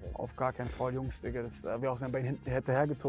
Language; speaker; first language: German; native; German